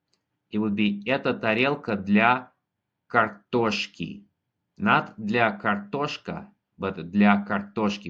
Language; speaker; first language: Russian; non-native, fluent; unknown